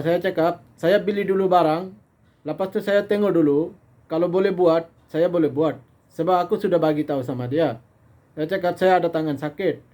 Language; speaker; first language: Indonesian; non-native, fluent; Bangla